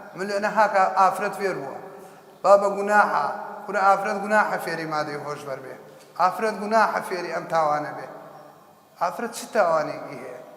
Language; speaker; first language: Central Kurdish; native; Central Kurdish